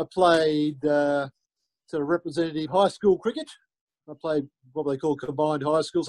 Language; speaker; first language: English; native; English